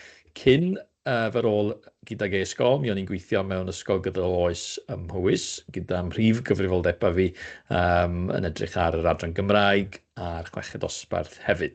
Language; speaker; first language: Welsh; native; Welsh